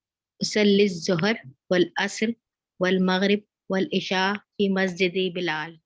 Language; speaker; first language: Arabic; non-native, learner; Urdu